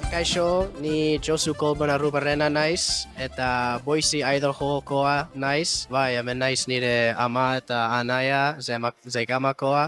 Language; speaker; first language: Basque; early bilingual, heritage; English